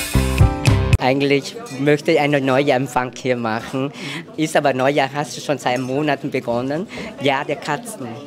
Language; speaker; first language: German; non-native, fluent; Vietnamese